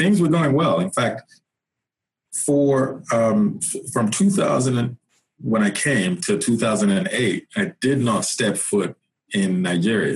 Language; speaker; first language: English; non-native, local second language; Yoruba